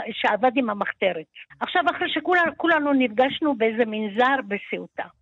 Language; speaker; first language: Hebrew; early bilingual, other home language; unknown